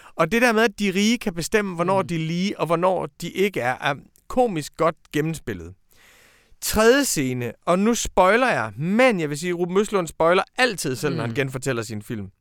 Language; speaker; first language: Danish; native; Danish